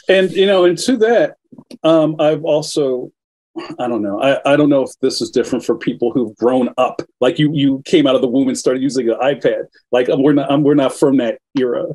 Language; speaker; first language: English; native; English